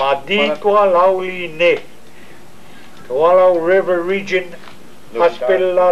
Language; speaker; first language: French; native; French